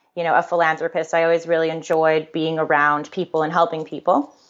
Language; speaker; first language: English; native; English